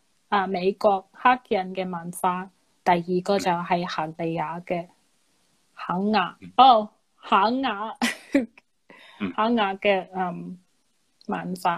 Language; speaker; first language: Chinese; non-native, fluent; English